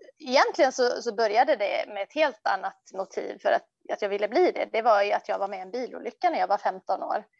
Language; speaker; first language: Swedish; early bilingual, other home language; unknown